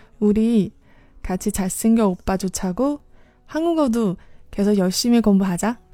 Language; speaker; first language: Korean; non-native, learner; Chinese